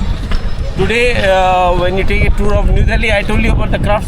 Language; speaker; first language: English; non-native, local second language; Hindi